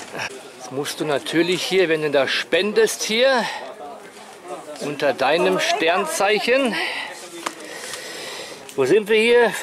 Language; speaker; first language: German; native; German